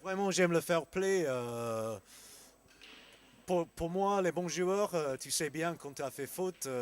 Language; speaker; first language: French; non-native, learner; English